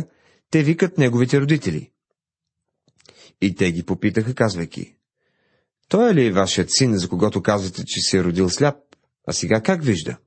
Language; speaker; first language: Bulgarian; native; Bulgarian